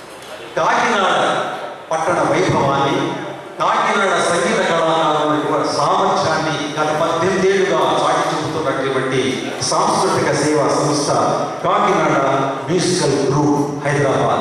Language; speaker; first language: Telugu; native; Telugu